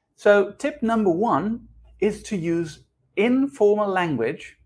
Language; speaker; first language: English; non-native, fluent; Spanish